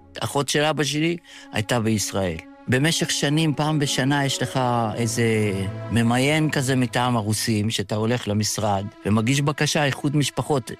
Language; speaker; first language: Hebrew; early bilingual, other home language; Yiddish